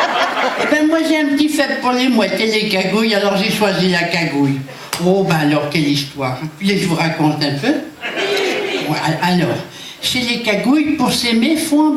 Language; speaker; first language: French; native; French